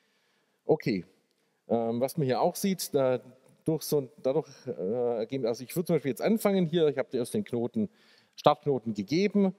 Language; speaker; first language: German; native; German